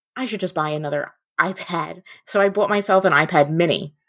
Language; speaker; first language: English; native; English